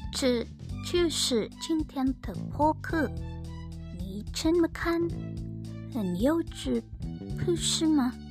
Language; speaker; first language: Chinese; non-native, learner; Indonesian